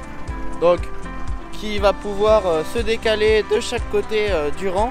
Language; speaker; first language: French; native; French